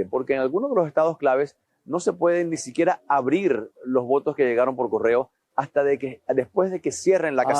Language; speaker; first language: Spanish; native; Spanish